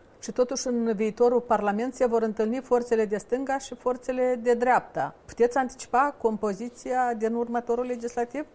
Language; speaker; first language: Romanian; native; Romanian